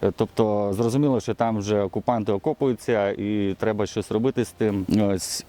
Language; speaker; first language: Ukrainian; non-native, local second language; Russian